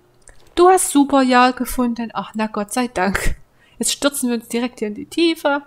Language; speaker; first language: German; native; German